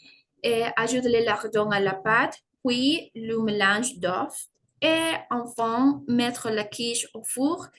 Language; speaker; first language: French; non-native, learner; Spanish